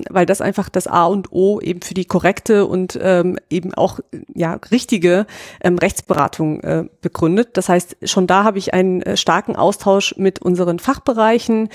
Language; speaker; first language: German; native; German